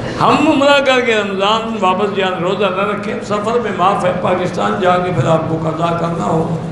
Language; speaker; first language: Urdu; native; Urdu